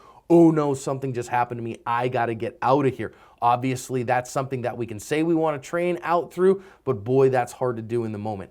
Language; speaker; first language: English; native; English